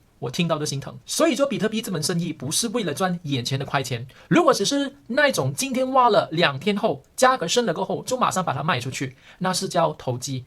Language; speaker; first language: Chinese; early bilingual, heritage; Chinese